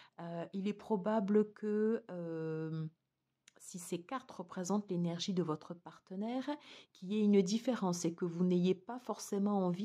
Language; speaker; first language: French; native; French